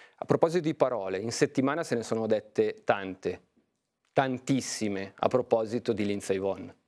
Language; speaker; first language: Italian; native; Italian